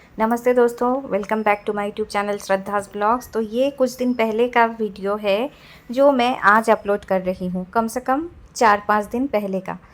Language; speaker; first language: Hindi; non-native, local second language; Bangla